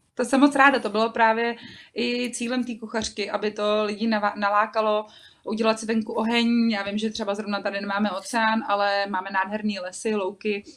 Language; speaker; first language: Czech; native; Czech